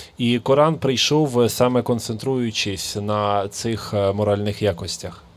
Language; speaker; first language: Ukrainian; native; Ukrainian